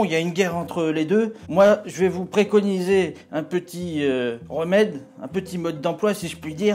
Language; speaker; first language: French; native; French